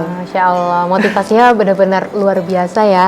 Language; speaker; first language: Indonesian; native; Indonesian